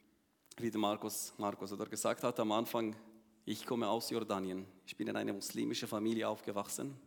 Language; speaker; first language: German; non-native, learner; Arabic